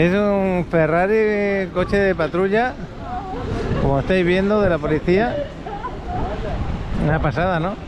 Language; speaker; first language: Spanish; native; Spanish